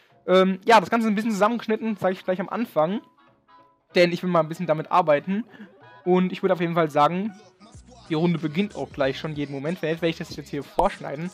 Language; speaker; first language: German; native; German